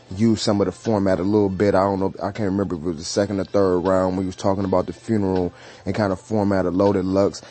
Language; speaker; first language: English; native; English